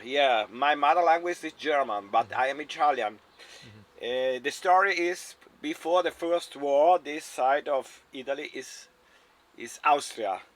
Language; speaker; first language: English; non-native, learner; German